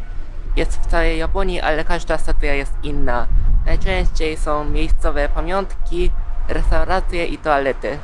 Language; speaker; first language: Polish; non-native, fluent; Japanese